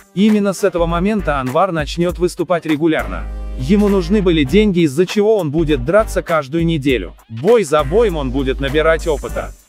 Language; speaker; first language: Russian; non-native, local second language; Uzbek